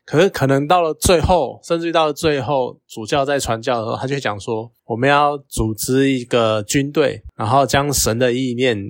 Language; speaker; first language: Chinese; native; Chinese